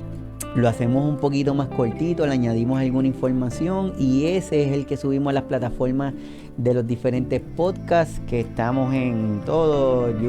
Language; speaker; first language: Spanish; native; Spanish